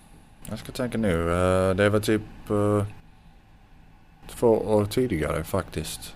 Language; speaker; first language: Swedish; non-native, fluent; English